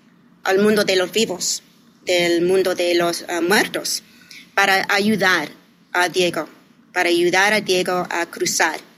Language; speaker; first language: Spanish; non-native, learner; English